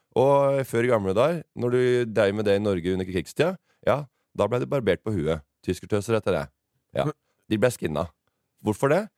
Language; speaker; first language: Norwegian; native; Norwegian